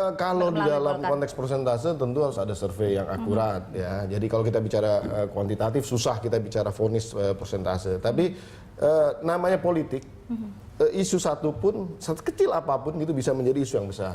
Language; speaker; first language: Indonesian; native; Indonesian